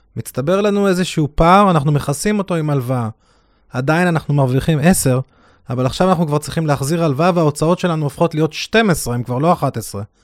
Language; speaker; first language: Hebrew; native; Hebrew